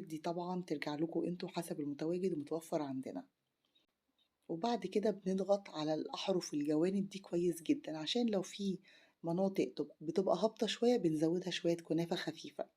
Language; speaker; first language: Arabic; native; Arabic